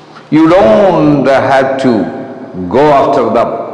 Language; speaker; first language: English; non-native, local second language; Malayalam